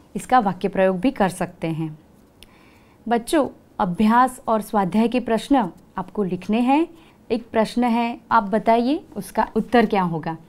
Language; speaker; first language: Hindi; non-native, local second language; Gujarati